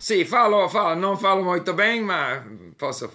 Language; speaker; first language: Portuguese; non-native, learner; English